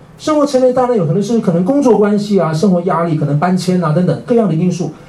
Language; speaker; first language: Chinese; native; Chinese